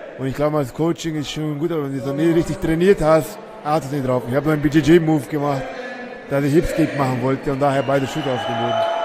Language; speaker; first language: German; native; German